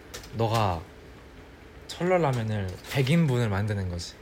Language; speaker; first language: Korean; native; Korean